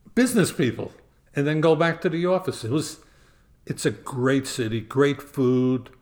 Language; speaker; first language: English; native; English